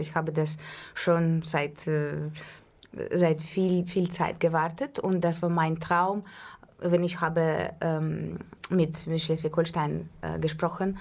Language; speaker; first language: German; non-native, learner; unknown